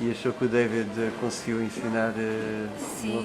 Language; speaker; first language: Portuguese; native; Portuguese